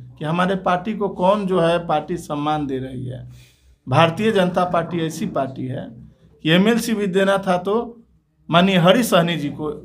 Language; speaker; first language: Hindi; native; Hindi